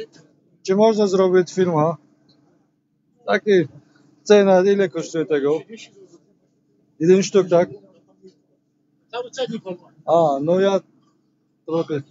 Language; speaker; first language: Polish; non-native, learner; Tajik